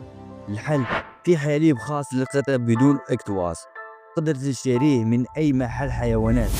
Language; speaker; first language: Arabic; native; Arabic